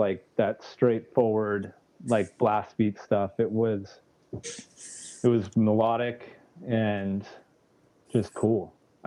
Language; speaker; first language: English; native; English